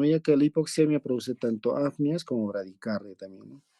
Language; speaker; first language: Spanish; native; Spanish